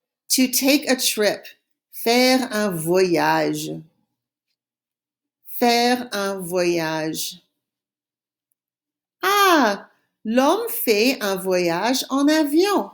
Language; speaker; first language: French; non-native, fluent; English